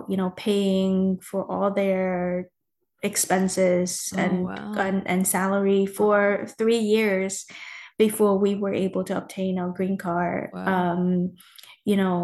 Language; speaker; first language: English; non-native, fluent; Chinese